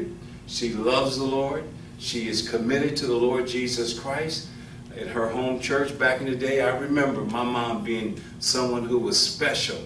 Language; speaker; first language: English; native; English